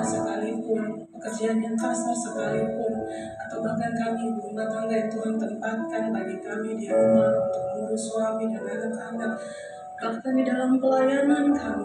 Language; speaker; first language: Indonesian; native; Indonesian